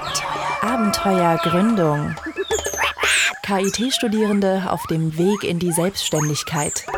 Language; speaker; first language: German; native; German